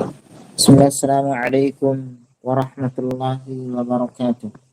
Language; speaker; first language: Arabic; non-native, fluent; Indonesian